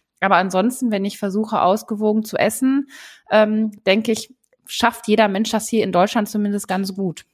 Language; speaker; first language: German; native; German